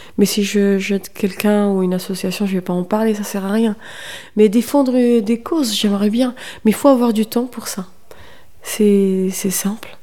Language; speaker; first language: French; non-native, local second language; Kabyle